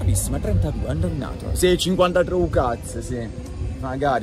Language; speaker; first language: Italian; native; Italian